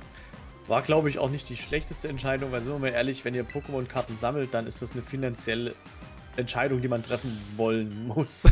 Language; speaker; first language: German; native; German